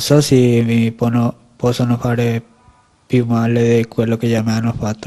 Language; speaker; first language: Italian; early bilingual, other home language; Spanish